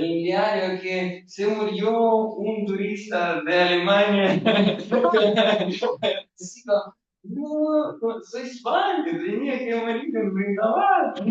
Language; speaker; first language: Spanish; non-native, learner; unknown